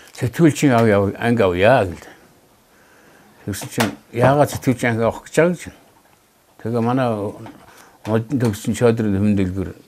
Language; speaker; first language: Mongolian; native; Mongolian